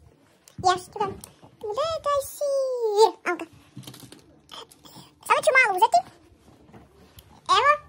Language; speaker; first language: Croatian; non-native, fluent; Russian